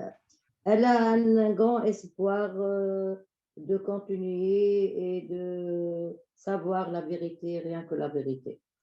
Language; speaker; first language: French; non-native, local second language; Arabic